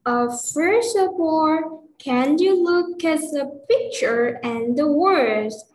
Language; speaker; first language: English; non-native, fluent; Vietnamese